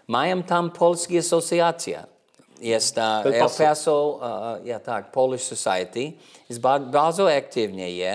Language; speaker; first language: Polish; early bilingual, heritage; English